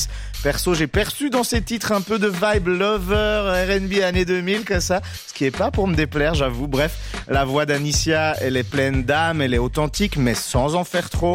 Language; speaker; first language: French; native; French